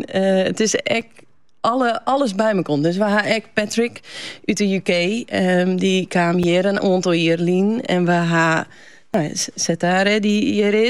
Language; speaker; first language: Dutch; non-native, local second language; Western Frisian